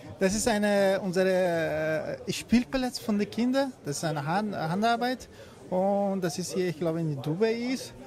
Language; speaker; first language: German; non-native, learner; Persian